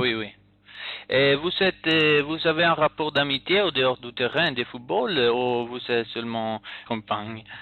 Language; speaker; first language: French; non-native, learner; Italian